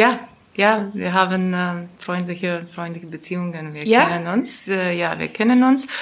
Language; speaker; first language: German; non-native, learner; Latvian